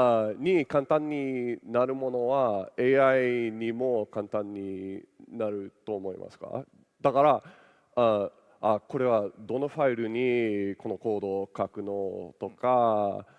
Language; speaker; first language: Japanese; non-native, local second language; English